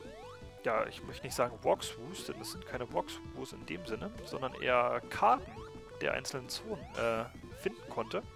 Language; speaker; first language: German; native; German